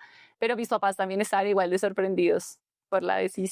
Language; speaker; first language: Spanish; native; Spanish